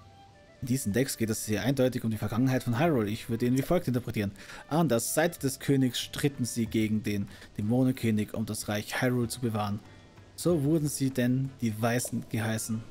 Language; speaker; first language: German; native; German